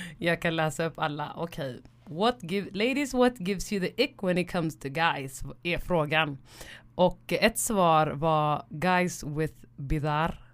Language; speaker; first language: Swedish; early bilingual, other home language; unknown